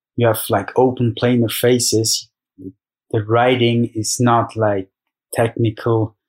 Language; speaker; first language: English; non-native, fluent; German